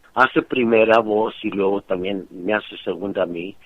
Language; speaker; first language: Spanish; early bilingual, other home language; English